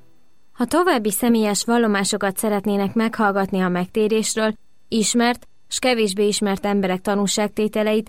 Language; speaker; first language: Hungarian; native; Hungarian